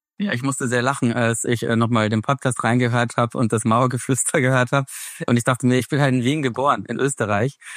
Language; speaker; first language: German; native; German